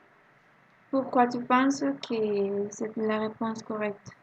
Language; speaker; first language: French; non-native, learner; Spanish